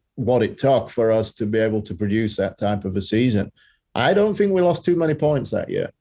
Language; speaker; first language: English; native; English